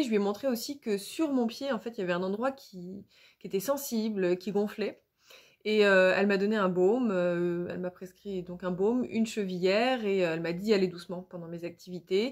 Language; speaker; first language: French; native; French